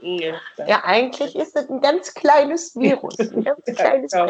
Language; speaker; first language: German; native; German